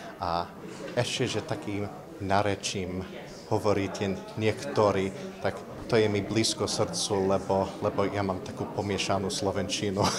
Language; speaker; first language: Slovak; early bilingual, heritage; Slovak